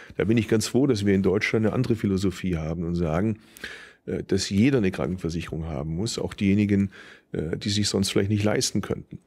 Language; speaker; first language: German; early bilingual, other home language; Turkish